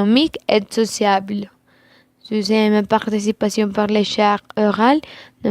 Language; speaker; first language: French; non-native, learner; Spanish